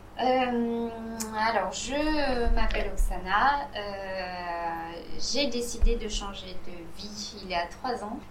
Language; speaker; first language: French; non-native, fluent; Romanian